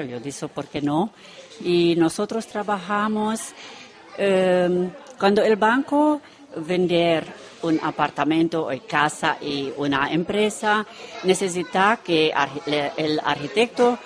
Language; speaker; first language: Spanish; non-native, learner; Romanian